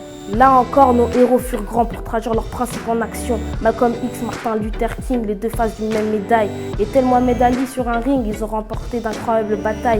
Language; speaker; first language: French; early bilingual, other home language; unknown